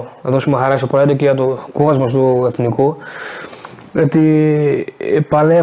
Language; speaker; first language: Greek; non-native, fluent; Portuguese